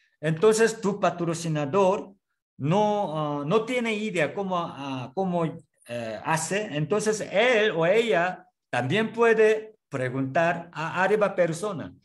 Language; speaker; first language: Spanish; non-native, learner; Korean